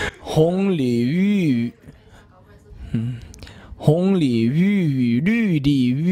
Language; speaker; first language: Chinese; non-native, learner; Korean